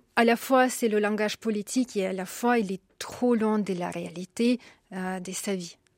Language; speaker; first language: French; non-native, fluent; Ukrainian